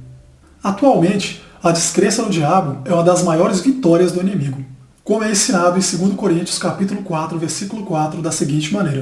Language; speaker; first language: Portuguese; native; Portuguese